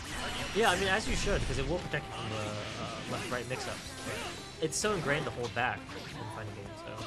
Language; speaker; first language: English; native; English